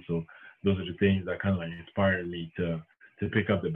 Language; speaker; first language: English; non-native, local second language; French